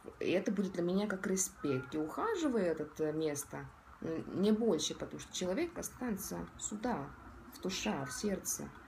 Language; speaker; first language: Russian; non-native, local second language; Estonian